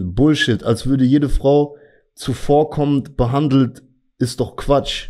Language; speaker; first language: German; native; German